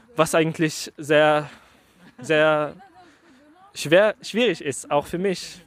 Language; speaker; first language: German; non-native, fluent; Arabic